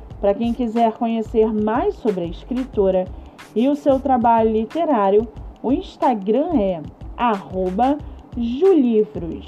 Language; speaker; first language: Portuguese; native; Portuguese